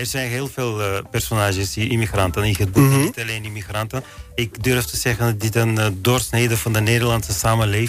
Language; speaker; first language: Dutch; non-native, fluent; Bulgarian